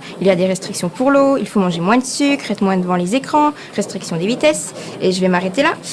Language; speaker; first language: French; native; French